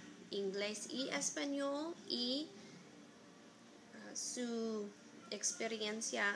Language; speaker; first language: Spanish; non-native, learner; English